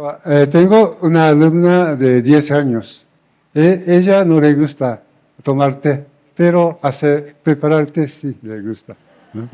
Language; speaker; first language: Spanish; non-native, fluent; Japanese